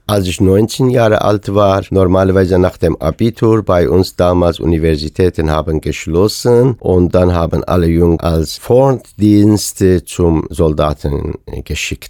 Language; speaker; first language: German; non-native, fluent; Persian